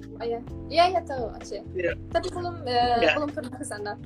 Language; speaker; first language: Indonesian; non-native, fluent; Turkish